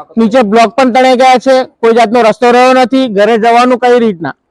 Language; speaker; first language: Gujarati; native; Gujarati